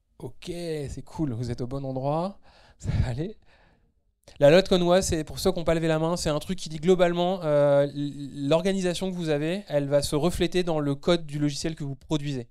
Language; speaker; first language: French; native; French